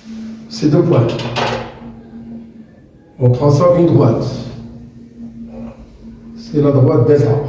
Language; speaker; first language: French; non-native, local second language; Arabic